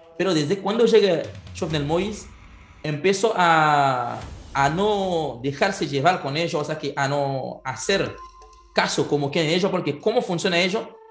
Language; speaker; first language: Spanish; non-native, fluent; Haitian Creole